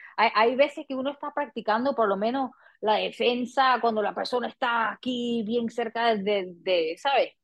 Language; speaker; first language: Spanish; early bilingual, heritage; Spanish